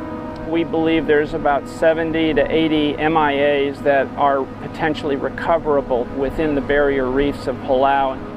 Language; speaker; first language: English; native; English